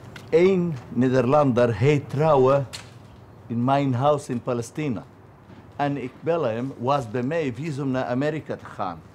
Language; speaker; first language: Dutch; non-native, learner; Arabic